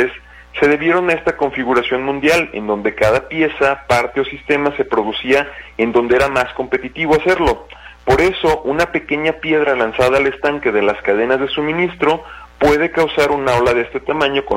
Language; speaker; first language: Spanish; native; Spanish